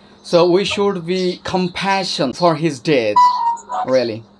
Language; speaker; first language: English; non-native, learner; Bangla